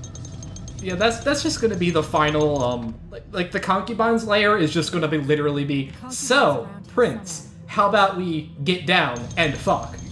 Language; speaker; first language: English; native; English